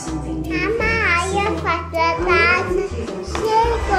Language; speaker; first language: Italian; early bilingual, other home language; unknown